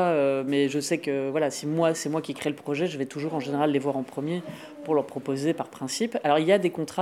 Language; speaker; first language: French; native; French